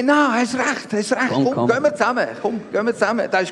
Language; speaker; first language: German; non-native, fluent; Spanish